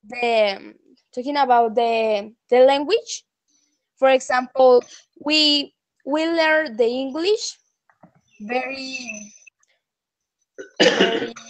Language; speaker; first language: English; non-native, learner; Spanish